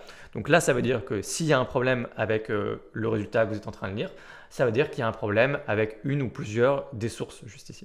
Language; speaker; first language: French; native; French